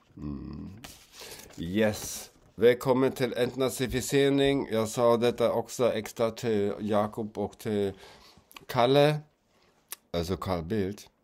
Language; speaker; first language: Swedish; non-native, fluent; German